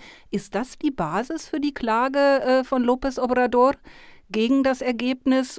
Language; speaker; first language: German; native; German